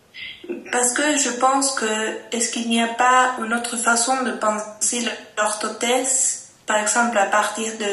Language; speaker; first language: French; non-native, fluent; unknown